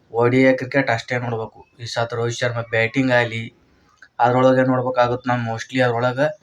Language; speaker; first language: Kannada; native; Kannada